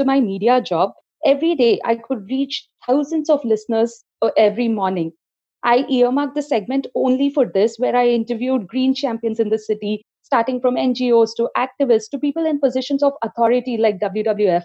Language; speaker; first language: English; non-native, local second language; Telugu